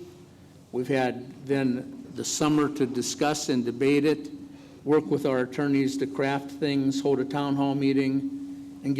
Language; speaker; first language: English; native; English